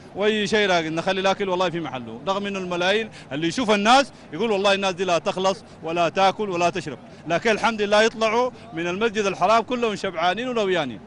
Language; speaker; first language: Arabic; native; Arabic